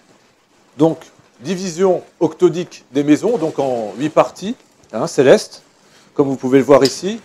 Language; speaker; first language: French; native; French